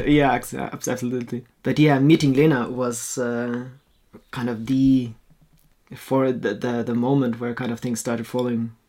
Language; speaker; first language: English; non-native, fluent; Norwegian